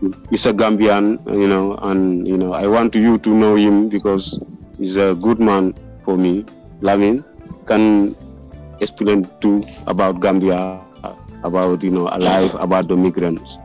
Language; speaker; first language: English; non-native, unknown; Wolof